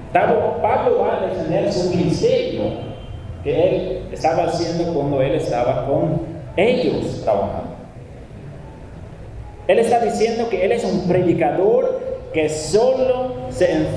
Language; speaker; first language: Spanish; non-native, fluent; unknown